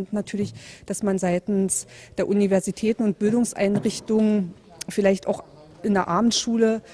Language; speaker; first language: German; native; German